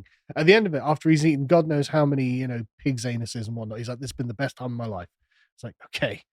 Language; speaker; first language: English; native; English